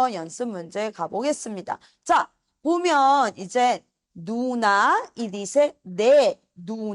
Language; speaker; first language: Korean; non-native, fluent; Spanish